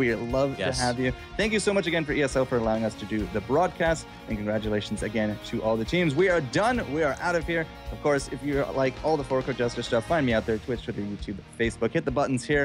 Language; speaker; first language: English; native; English